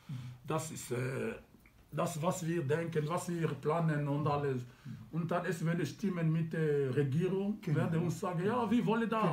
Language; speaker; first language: German; non-native, learner; Lingala